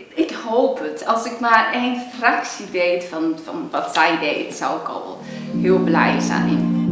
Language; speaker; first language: Dutch; early bilingual, other home language; Cantonese